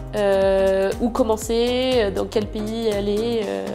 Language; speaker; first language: French; non-native, local second language; Malagasy